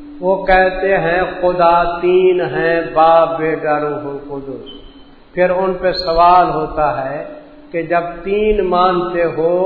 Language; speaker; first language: Urdu; non-native, local second language; Punjabi